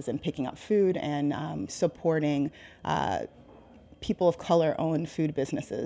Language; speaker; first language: English; native; English